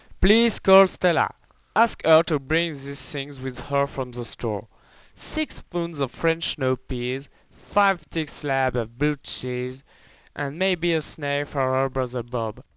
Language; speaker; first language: English; native; English